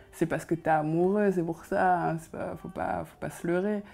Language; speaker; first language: French; early bilingual, other home language; Kinyarwanda